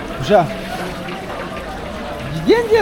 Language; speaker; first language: Chinese; non-native, local second language; Uyghur